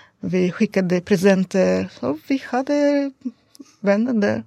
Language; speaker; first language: Swedish; non-native, learner; Russian